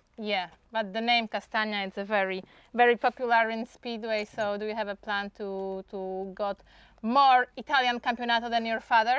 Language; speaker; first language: English; non-native, fluent; Polish